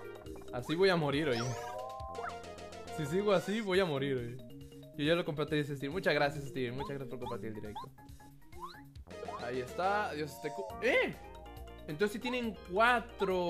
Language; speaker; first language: Spanish; native; Spanish